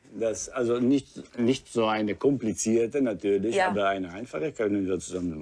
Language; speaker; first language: German; non-native, fluent; Italian